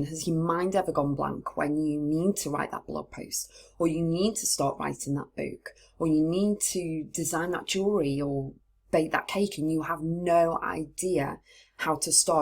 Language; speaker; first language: English; native; English